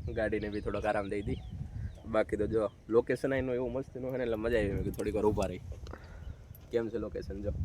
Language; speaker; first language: Gujarati; native; Gujarati